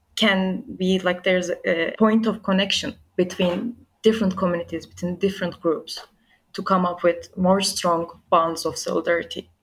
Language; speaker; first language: English; non-native, fluent; Turkish